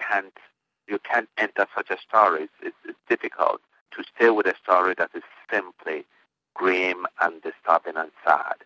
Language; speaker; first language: English; non-native, local second language; Igbo